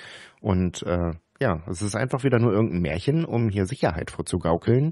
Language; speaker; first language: German; native; German